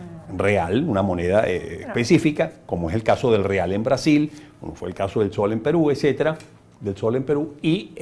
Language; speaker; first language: Spanish; native; Spanish